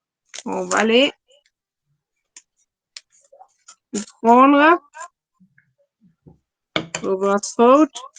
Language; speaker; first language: French; non-native, fluent; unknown